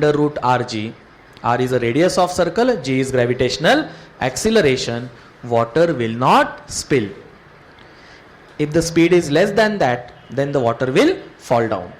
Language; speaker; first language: English; non-native, local second language; Marathi